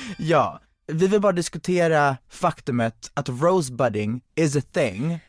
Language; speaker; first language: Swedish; early bilingual, other home language; Hungarian